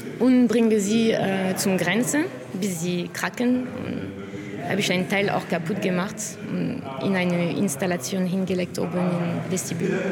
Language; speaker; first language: German; non-native, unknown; French